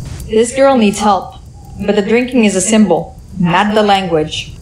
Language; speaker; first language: English; native; English